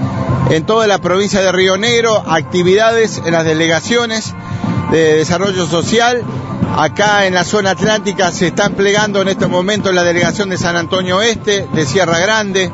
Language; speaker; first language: Spanish; native; Spanish